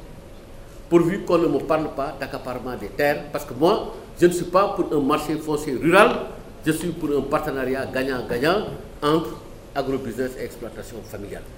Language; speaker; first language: French; non-native, local second language; Wolof